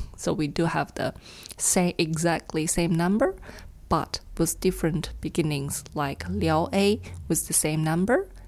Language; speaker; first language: English; non-native, fluent; Chinese